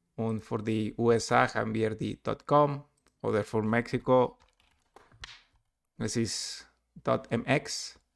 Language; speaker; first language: German; non-native, learner; Spanish